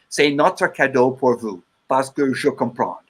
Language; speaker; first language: French; non-native, learner; English